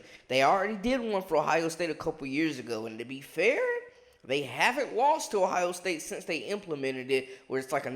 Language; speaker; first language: English; native; English